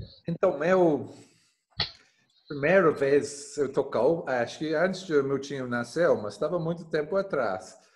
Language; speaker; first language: Portuguese; non-native, learner; English